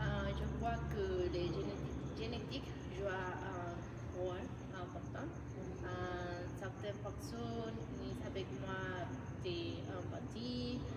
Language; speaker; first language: French; non-native, learner; Spanish